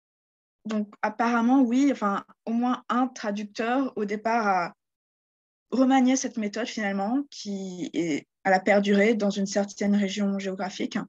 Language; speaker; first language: French; native; French